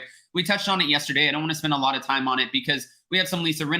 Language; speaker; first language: English; native; English